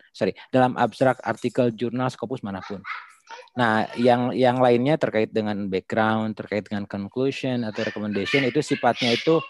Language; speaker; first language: Indonesian; non-native, local second language; Sundanese